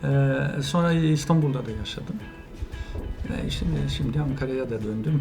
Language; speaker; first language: Turkish; non-native, fluent; French